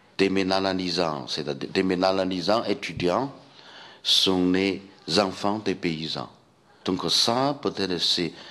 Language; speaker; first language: French; non-native, fluent; Chinese